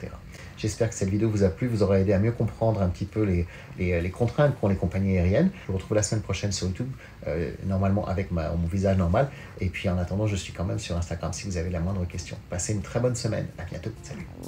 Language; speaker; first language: French; native; French